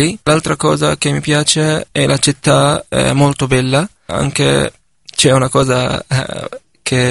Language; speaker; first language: Italian; non-native, fluent; Arabic